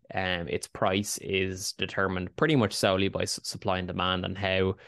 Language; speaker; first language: English; native; English